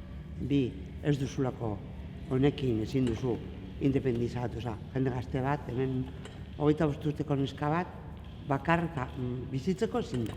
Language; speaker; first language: Basque; non-native, local second language; Spanish